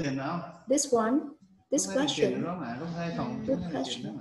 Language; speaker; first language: English; non-native, learner; Vietnamese